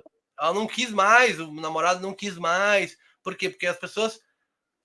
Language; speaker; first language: Portuguese; native; Portuguese